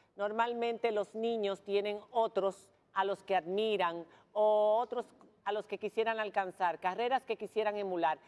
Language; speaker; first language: Spanish; native; Spanish